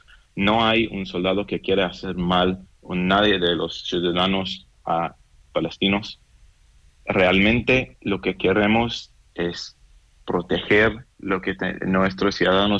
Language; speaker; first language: Spanish; non-native, fluent; Hebrew